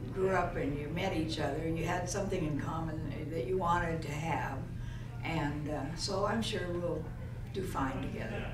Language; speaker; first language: English; native; English